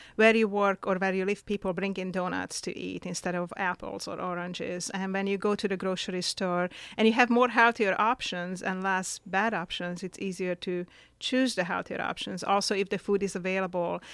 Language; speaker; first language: English; non-native, fluent; Hungarian